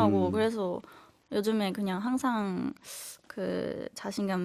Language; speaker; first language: Korean; non-native, fluent; German